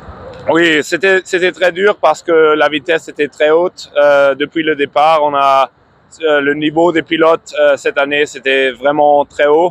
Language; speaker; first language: French; non-native, fluent; German